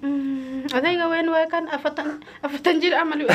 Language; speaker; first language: Somali; non-native, learner; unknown